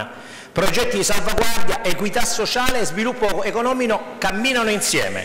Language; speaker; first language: Italian; native; Italian